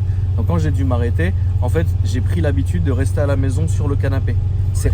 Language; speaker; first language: French; native; French